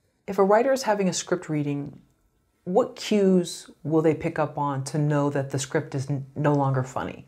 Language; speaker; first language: English; native; English